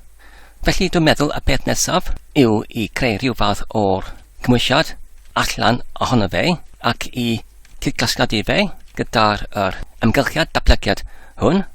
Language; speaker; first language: Welsh; non-native, learner; English